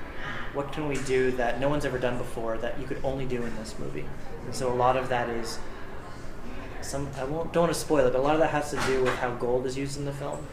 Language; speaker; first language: English; native; English